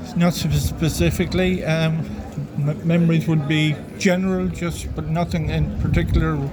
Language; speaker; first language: English; native; English